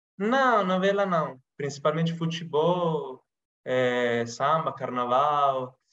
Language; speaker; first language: Portuguese; non-native, fluent; Italian